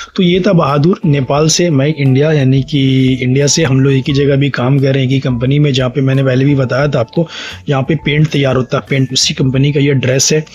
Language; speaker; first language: Hindi; native; Hindi